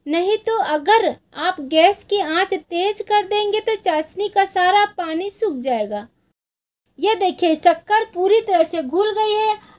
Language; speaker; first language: Hindi; native; Hindi